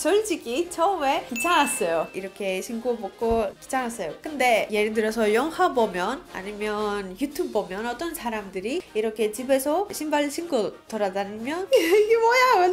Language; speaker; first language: Korean; non-native, learner; Greek